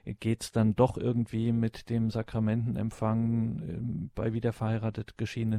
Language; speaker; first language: German; native; German